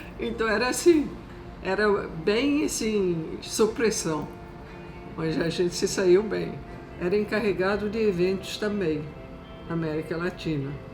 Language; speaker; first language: Portuguese; native; Portuguese